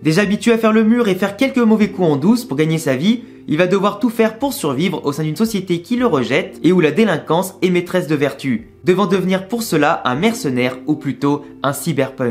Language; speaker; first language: French; native; French